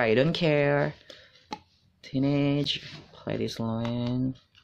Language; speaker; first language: English; non-native, learner; Indonesian